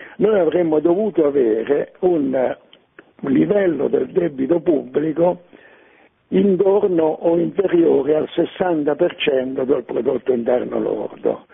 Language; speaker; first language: Italian; native; Italian